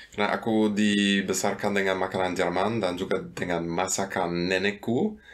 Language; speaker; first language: Indonesian; non-native, fluent; German